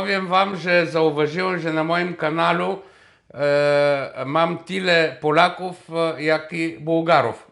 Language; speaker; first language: Polish; non-native, fluent; Bulgarian